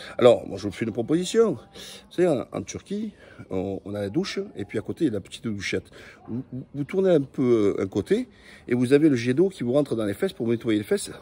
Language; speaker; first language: French; native; French